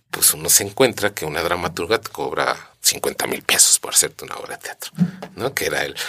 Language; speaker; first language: Spanish; native; Spanish